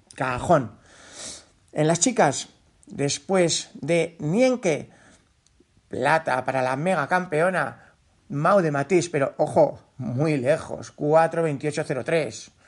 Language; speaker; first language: Spanish; native; Spanish